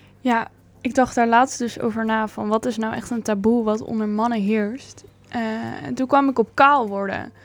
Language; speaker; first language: Dutch; native; Dutch